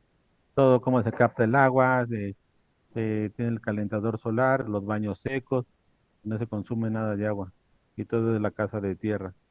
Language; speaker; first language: Spanish; native; Spanish